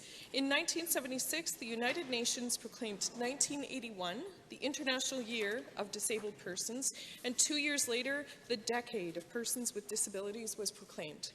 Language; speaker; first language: English; native; English